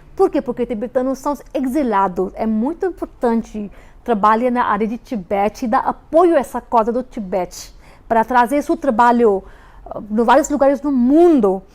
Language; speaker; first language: Portuguese; non-native, fluent; Hindi